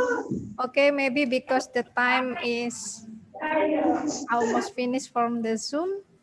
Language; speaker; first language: English; non-native, learner; Indonesian